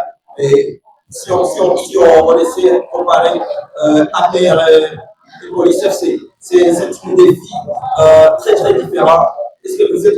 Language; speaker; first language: French; non-native, local second language; Kinyarwanda